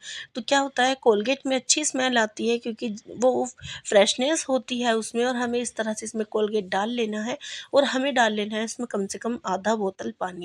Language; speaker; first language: Hindi; native; Hindi